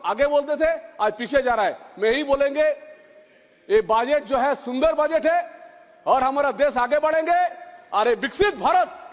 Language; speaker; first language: Hindi; non-native, local second language; Bangla